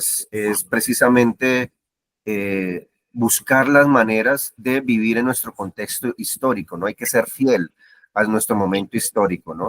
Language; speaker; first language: Spanish; native; Spanish